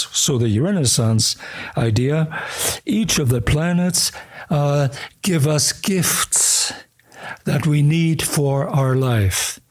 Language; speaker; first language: English; early bilingual, other home language; German